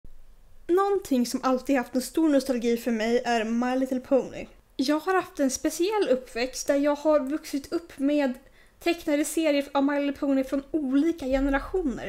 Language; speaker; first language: Swedish; native; Swedish